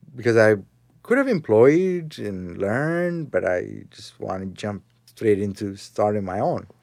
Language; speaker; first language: English; non-native, fluent; Tigrinya